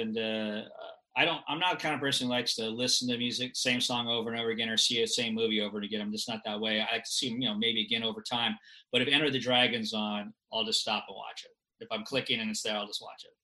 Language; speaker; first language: English; native; English